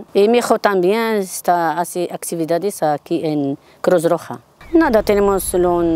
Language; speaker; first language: Spanish; non-native, learner; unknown